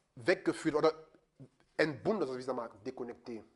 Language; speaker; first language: German; non-native, fluent; French